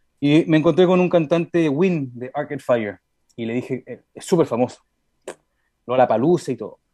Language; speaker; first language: Spanish; early bilingual, heritage; Spanish